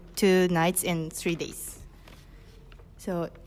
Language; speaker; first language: English; non-native, learner; Japanese